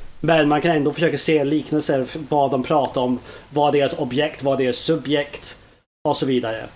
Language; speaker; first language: Swedish; non-native, fluent; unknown